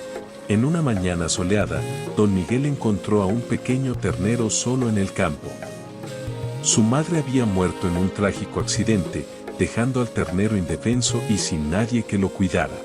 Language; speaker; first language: Spanish; native; Spanish